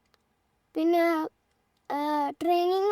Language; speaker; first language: Malayalam; early bilingual, heritage; Malayalam